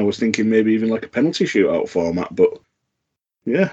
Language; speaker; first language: English; native; English